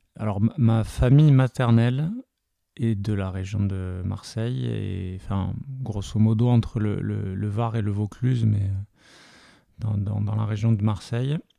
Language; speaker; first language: French; early bilingual, heritage; French